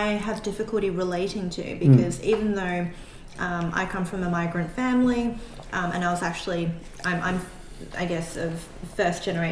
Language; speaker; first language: English; non-native, local second language; Cantonese